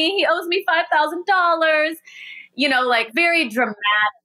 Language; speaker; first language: English; native; English